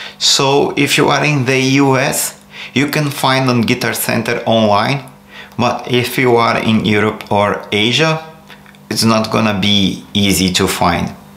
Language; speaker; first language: English; non-native, fluent; Portuguese